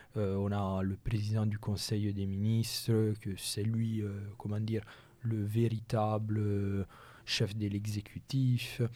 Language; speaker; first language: French; non-native, local second language; Italian